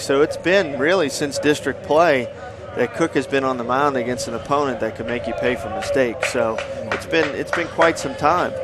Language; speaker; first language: English; native; English